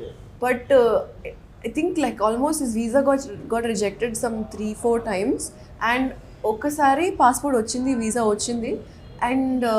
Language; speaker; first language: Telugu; non-native, local second language; Hindi